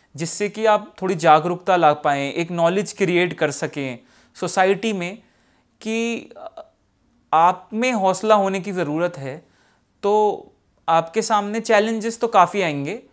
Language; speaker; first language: Hindi; native; Hindi